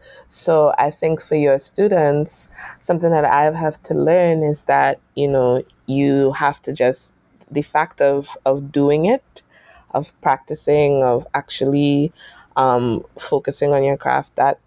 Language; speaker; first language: English; native; English